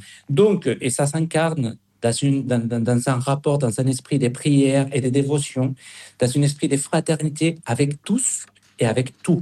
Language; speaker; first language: French; non-native, fluent; Spanish